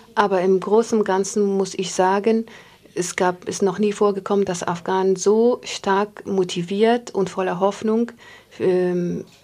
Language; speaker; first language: German; non-native, fluent; Pashto